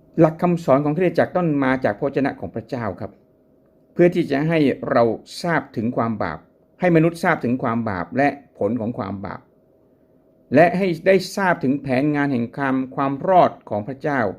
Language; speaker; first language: Thai; native; Thai